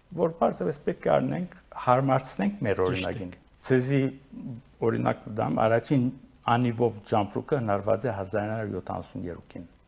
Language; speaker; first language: Armenian; early bilingual, heritage; Armenian